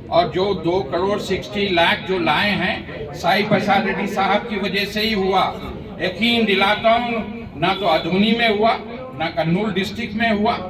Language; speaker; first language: Urdu; native; Urdu